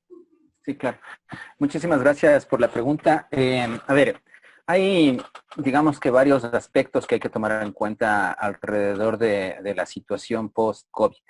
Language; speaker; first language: Spanish; native; Spanish